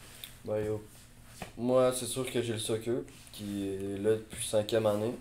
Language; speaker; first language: French; native; French